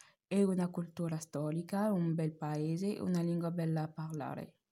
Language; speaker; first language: Italian; early bilingual, heritage; Italian